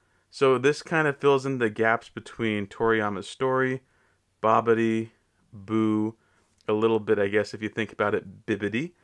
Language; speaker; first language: English; native; English